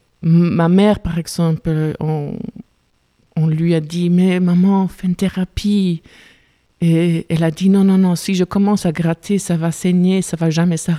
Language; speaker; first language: French; non-native, fluent; German